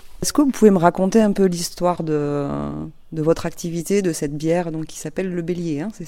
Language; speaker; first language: French; native; French